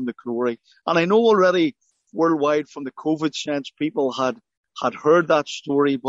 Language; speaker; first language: English; native; English